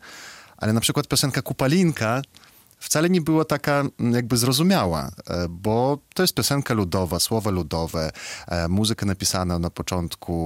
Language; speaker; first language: Polish; non-native, fluent; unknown